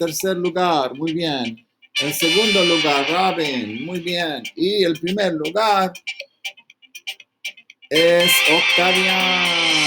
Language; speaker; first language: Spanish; non-native, learner; English